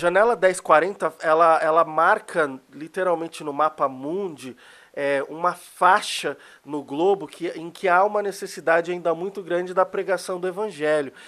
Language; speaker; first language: Portuguese; native; Portuguese